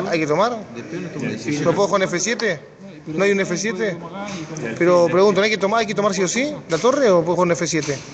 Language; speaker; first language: Spanish; native; Spanish